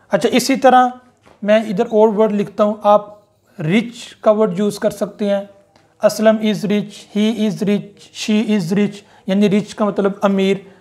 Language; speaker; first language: Urdu; native; Urdu